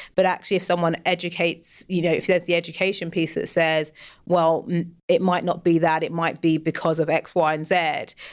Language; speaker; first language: English; native; English